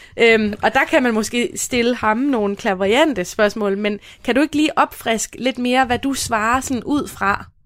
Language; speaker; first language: Danish; native; Danish